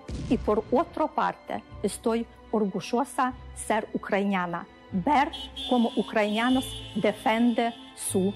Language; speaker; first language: Spanish; non-native, learner; Ukrainian